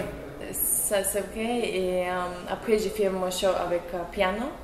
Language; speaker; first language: French; non-native, learner; Russian